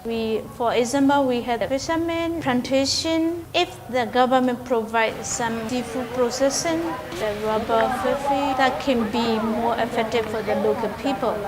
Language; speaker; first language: English; non-native, learner; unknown